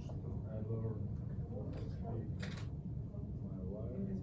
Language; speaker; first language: English; non-native, learner; Russian